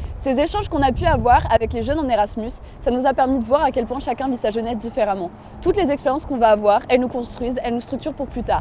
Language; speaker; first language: French; native; French